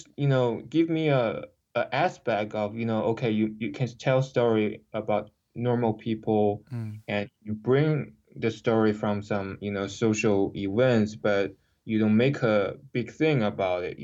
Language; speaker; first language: English; non-native, fluent; Chinese